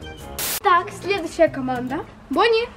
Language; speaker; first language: Russian; native; Russian